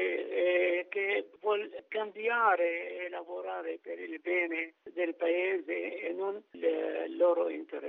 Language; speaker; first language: Italian; non-native, fluent; Arabic